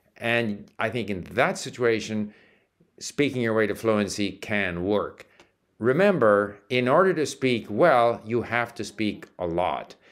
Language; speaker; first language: English; early bilingual, other home language; Czech